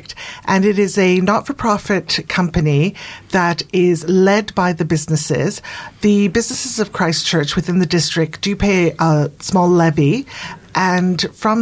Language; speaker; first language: English; native; English